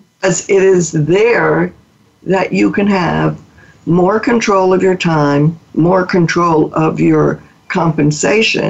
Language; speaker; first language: English; native; English